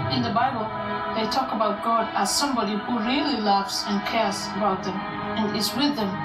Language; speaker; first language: English; non-native, fluent; Somali